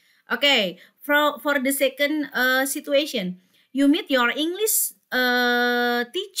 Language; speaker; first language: English; non-native, fluent; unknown